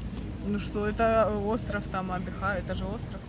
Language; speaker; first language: Russian; native; Russian